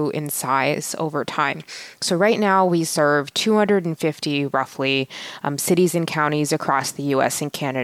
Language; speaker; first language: English; native; English